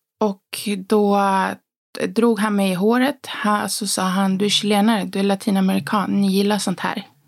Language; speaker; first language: Swedish; early bilingual, other home language; Spanish